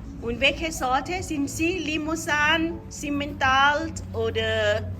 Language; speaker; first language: German; non-native, learner; Thai